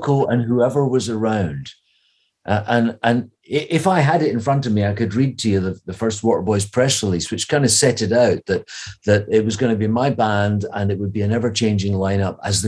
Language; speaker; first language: English; native; English